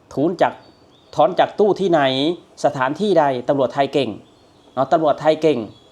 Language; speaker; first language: Thai; native; Thai